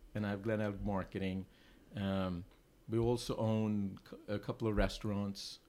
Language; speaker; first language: English; non-native, fluent; Swedish